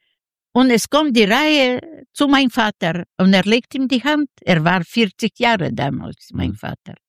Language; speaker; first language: German; non-native, learner; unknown